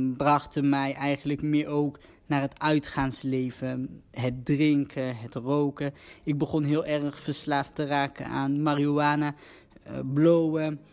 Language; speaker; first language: Dutch; early bilingual, other home language; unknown